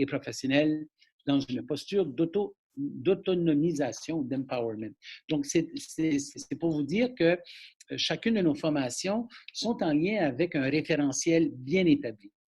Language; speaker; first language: French; native; French